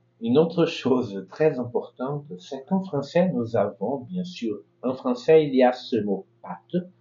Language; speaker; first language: French; non-native, fluent; Portuguese